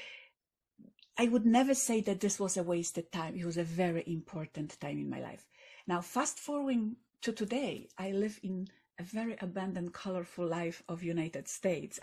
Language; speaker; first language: English; non-native, fluent; Polish